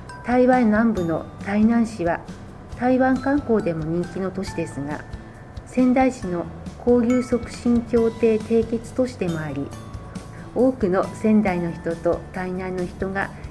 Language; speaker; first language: Japanese; native; Japanese